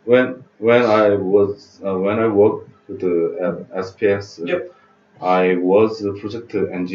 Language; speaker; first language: English; non-native, learner; Korean